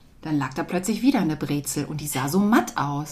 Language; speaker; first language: German; native; German